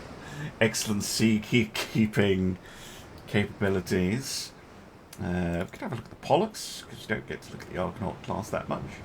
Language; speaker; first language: English; native; English